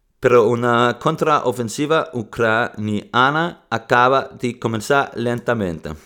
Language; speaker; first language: Spanish; non-native, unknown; Danish